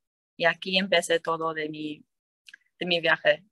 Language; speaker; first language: Spanish; non-native, learner; English